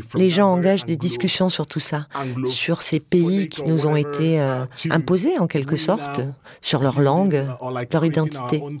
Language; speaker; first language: French; non-native, fluent; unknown